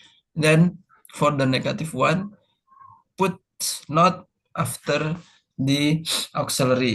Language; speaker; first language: English; non-native, fluent; Indonesian